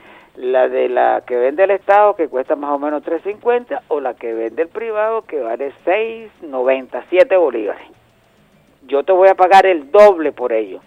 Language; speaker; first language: Spanish; native; Spanish